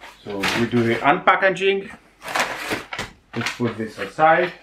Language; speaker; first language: English; non-native, fluent; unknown